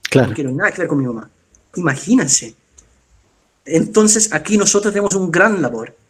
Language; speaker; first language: Spanish; non-native, fluent; Dutch